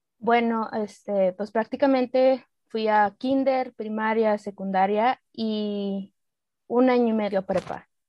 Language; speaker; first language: Spanish; native; Spanish